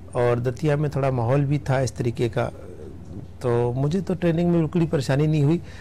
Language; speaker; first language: Hindi; native; Hindi